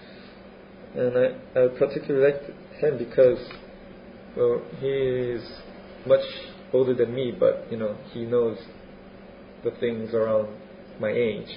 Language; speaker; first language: English; non-native, fluent; Korean